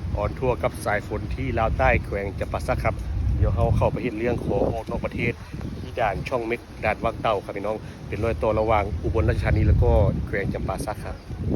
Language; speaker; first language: Thai; native; Thai